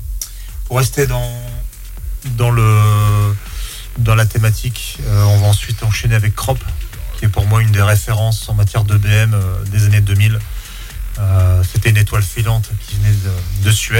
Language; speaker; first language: French; native; French